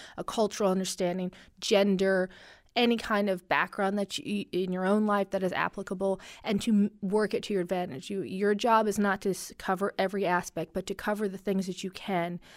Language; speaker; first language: English; early bilingual, other home language; Arabic